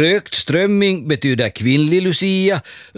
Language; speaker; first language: Swedish; native; Swedish